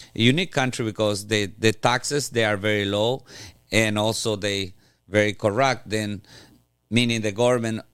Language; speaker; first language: English; non-native, fluent; Spanish